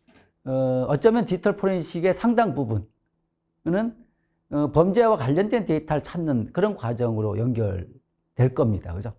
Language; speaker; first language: Korean; native; Korean